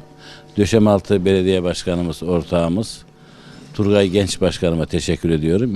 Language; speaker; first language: Turkish; native; Turkish